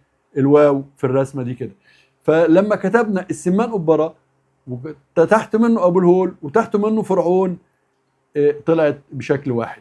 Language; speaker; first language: Arabic; native; Arabic